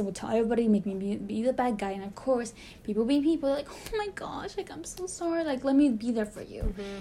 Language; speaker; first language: English; early bilingual, other home language; Spanish